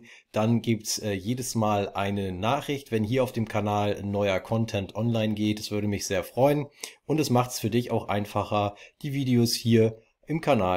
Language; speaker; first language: German; native; German